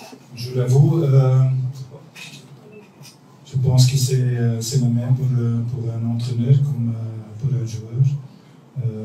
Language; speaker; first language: French; non-native, local second language; Dutch